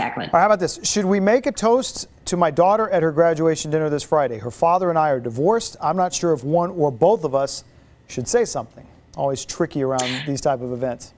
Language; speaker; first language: English; native; English